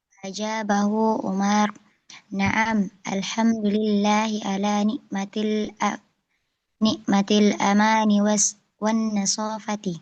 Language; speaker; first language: Arabic; non-native, learner; Indonesian